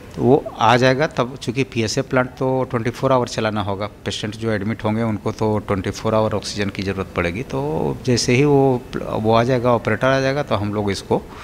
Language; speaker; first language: Hindi; native; Hindi